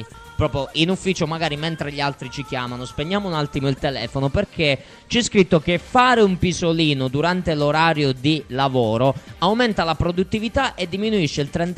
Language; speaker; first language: Italian; native; Italian